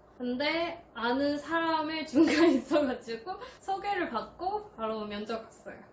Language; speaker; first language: Korean; non-native, fluent; Chinese